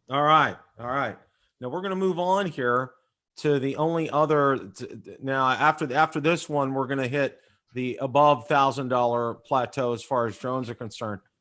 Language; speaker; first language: English; native; English